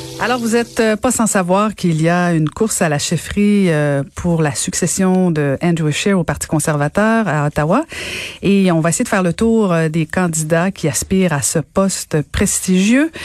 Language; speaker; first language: French; native; French